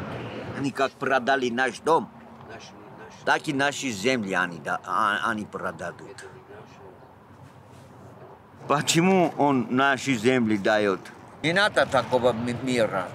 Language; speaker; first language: Russian; non-native, local second language; Armenian